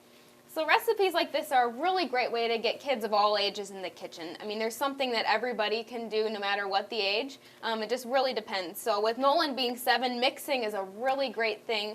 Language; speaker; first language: English; native; English